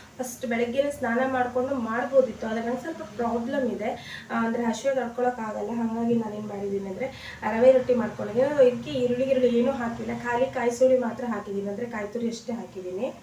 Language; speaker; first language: Kannada; non-native, local second language; Konkani